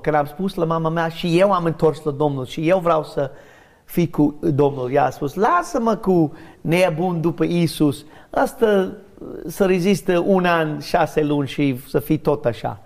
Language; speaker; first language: Romanian; non-native, learner; English